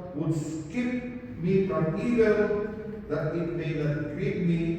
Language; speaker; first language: English; non-native, local second language; Filipino